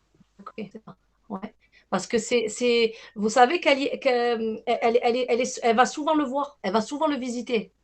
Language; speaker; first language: French; native; French